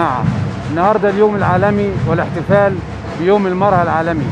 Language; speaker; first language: Arabic; native; Arabic